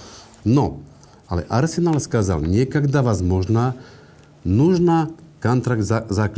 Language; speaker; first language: Russian; non-native, learner; Slovak